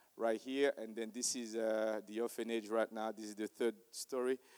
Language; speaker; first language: English; non-native, fluent; Haitian Creole